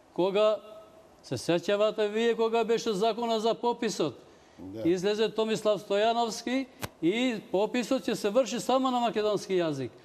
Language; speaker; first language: Macedonian; non-native, local second language; Albanian